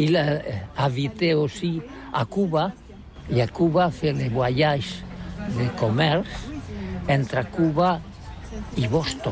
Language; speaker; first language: French; non-native, learner; Catalan